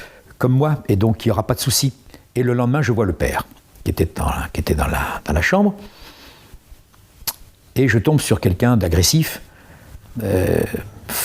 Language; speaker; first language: French; native; French